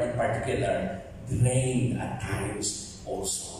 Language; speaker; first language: English; non-native, local second language; Filipino